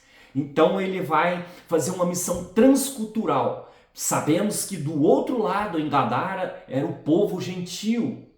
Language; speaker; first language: Portuguese; native; Portuguese